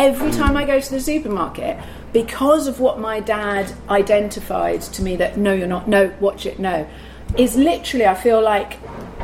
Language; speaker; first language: English; native; English